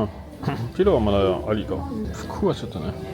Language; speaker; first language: Japanese; non-native, fluent; French